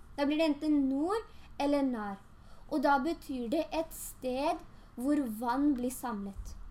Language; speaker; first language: Norwegian; early bilingual, other home language; Urdu